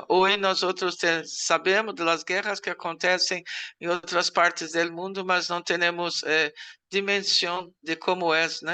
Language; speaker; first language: Portuguese; non-native, learner; Spanish